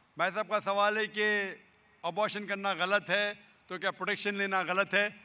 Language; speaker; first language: Hindi; non-native, local second language; Konkani